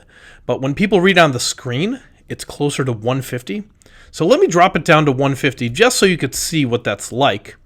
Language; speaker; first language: English; native; English